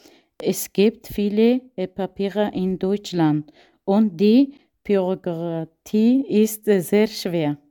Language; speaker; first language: German; non-native, learner; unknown